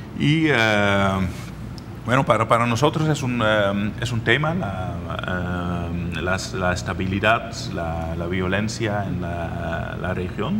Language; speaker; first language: Spanish; non-native, fluent; Dutch